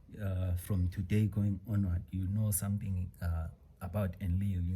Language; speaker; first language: English; non-native, local second language; Xhosa